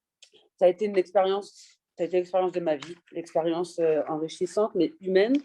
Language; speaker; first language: French; early bilingual, other home language; Persian